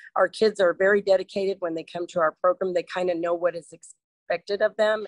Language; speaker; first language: English; native; English